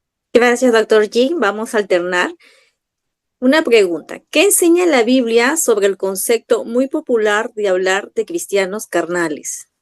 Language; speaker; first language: Spanish; native; Spanish